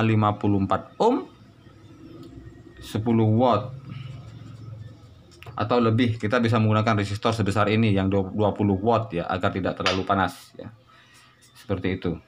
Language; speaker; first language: Indonesian; native; Indonesian